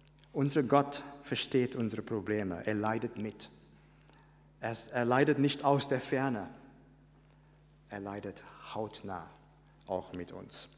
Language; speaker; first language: German; non-native, fluent; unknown